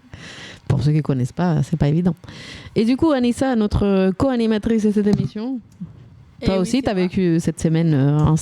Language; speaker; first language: French; native; French